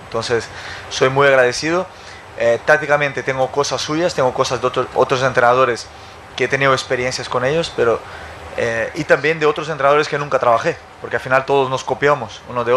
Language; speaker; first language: Spanish; non-native, fluent; Portuguese